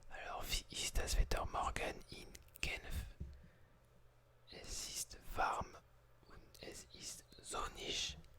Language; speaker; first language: German; non-native, learner; French